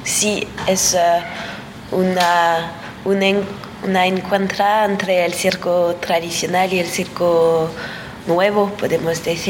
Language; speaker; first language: Spanish; non-native, learner; French